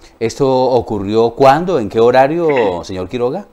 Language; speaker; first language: Spanish; native; Spanish